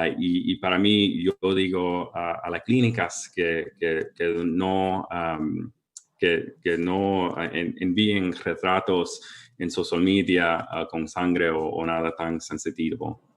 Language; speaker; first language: Spanish; early bilingual, heritage; English